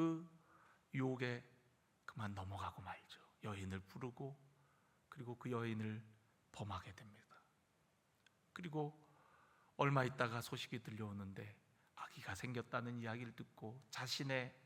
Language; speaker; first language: Korean; native; Korean